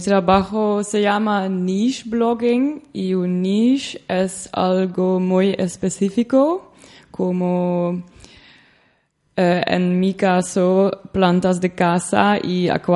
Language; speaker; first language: Spanish; non-native, learner; Dutch